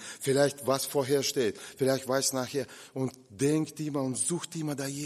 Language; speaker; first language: German; non-native, fluent; Russian